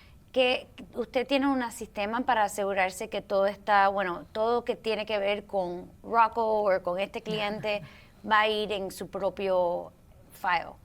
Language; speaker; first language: Spanish; early bilingual, heritage; Spanish